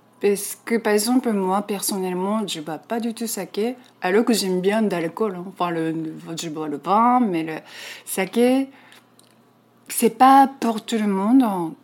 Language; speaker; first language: French; non-native, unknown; Japanese